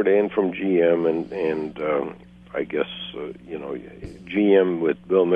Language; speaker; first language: English; non-native, fluent; Hungarian